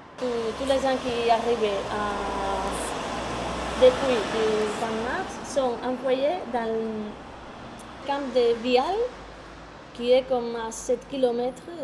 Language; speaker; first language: French; non-native, fluent; Spanish